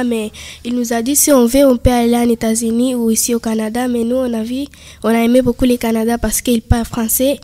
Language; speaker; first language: French; non-native, learner; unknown